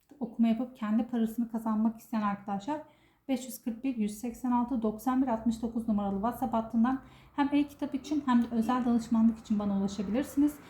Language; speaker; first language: Turkish; native; Turkish